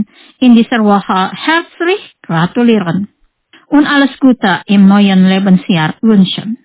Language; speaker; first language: German; non-native, fluent; Indonesian